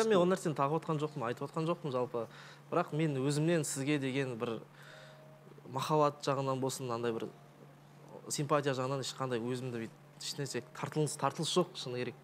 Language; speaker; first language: Kazakh; native; Kazakh